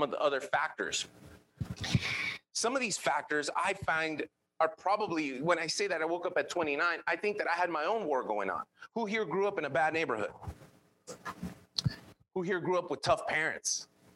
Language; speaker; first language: English; early bilingual, other home language; Spanish